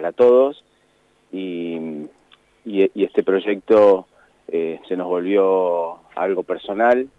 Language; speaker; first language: Spanish; native; Spanish